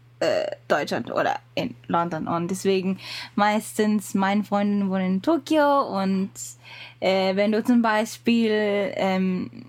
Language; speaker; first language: German; non-native, learner; Japanese